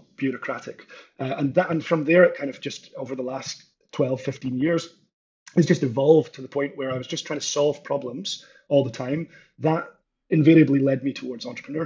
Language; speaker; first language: English; native; English